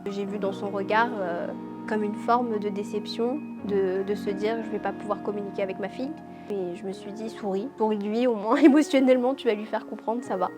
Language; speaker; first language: French; early bilingual, other home language; Amharic